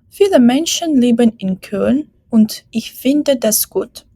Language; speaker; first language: German; non-native, fluent; Ukrainian